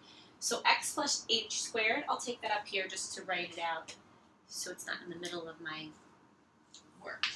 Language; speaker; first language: English; native; English